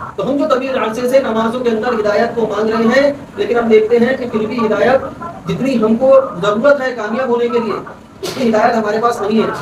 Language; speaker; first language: Urdu; native; Urdu